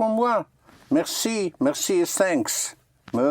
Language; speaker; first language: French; non-native, fluent; English